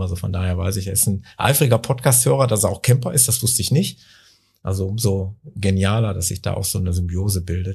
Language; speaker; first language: German; native; German